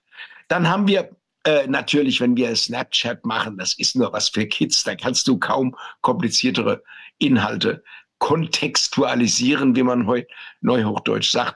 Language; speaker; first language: German; native; German